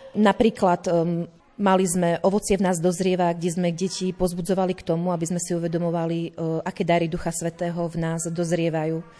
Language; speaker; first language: Slovak; native; Slovak